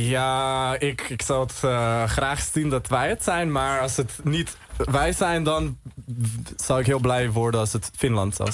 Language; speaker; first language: Dutch; early bilingual, heritage; Dutch